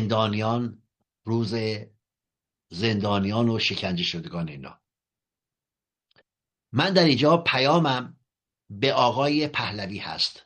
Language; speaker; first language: Persian; native; Persian